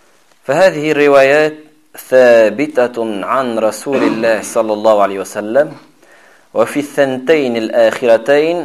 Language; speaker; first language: Arabic; non-native, fluent; French